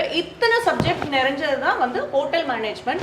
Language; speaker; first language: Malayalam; non-native, learner; Tamil